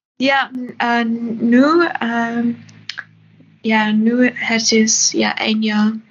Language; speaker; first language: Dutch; non-native, learner; German